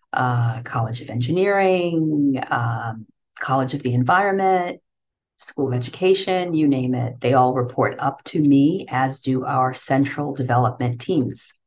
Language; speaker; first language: English; native; English